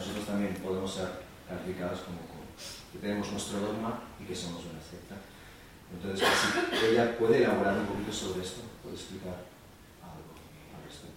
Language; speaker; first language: Spanish; native; Spanish